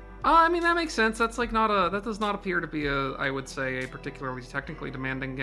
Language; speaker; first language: English; native; English